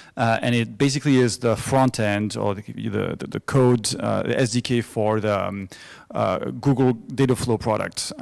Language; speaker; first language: English; non-native, fluent; French